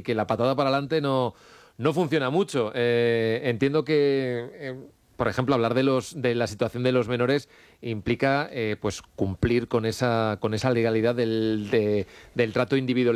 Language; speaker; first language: Spanish; native; Spanish